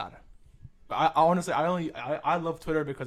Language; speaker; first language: English; native; English